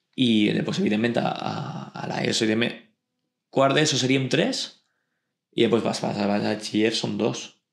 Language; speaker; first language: Spanish; non-native, local second language; Catalan